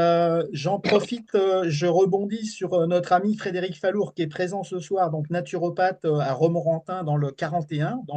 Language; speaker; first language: French; native; French